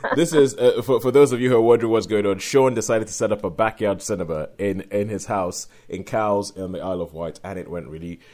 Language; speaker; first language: English; non-native, local second language; Yoruba